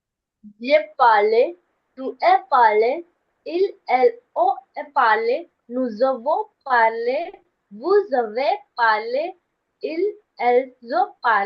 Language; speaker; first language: French; non-native, learner; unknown